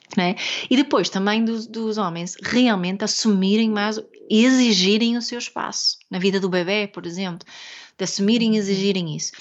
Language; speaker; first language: Portuguese; non-native, fluent; Swedish